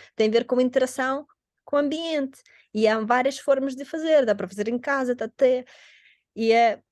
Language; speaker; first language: Portuguese; non-native, fluent; Russian